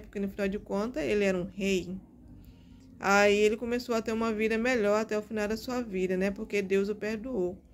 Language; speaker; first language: Portuguese; native; Portuguese